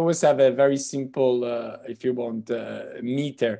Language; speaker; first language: English; non-native, fluent; Italian